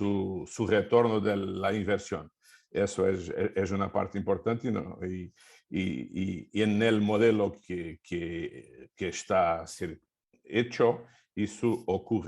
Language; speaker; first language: Spanish; non-native, fluent; Portuguese